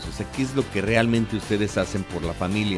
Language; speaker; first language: Spanish; native; Spanish